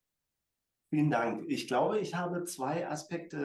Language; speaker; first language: German; native; German